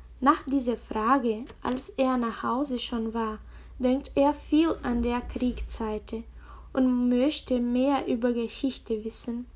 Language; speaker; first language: German; non-native, learner; Spanish